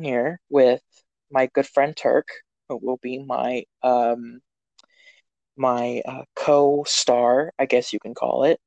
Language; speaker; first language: English; native; English